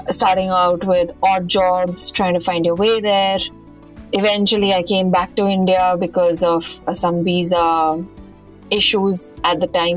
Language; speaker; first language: English; non-native, local second language; Punjabi